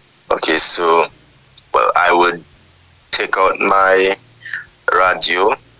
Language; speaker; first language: English; native; English